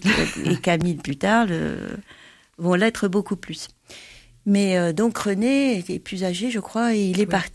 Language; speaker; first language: French; native; French